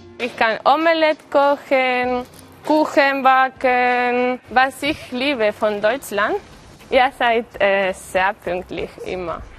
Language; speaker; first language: German; non-native, learner; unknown